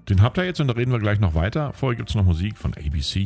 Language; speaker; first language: German; native; German